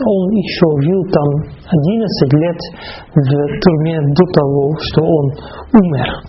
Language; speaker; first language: Russian; non-native, fluent; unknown